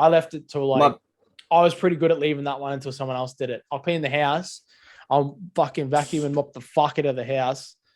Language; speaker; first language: English; native; English